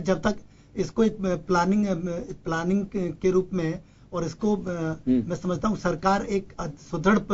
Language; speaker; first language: Hindi; native; Hindi